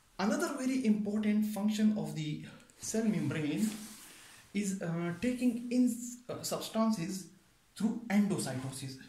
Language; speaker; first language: English; non-native, local second language; Pashto